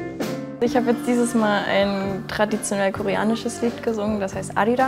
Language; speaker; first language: German; early bilingual, other home language; Korean